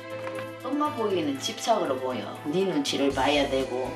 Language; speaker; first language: Korean; native; Korean